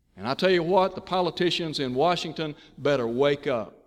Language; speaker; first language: English; native; English